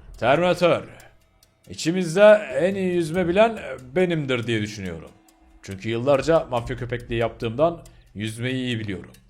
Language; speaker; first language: Turkish; native; Turkish